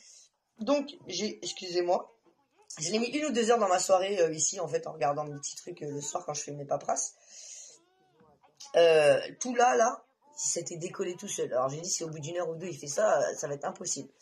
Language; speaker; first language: French; native; French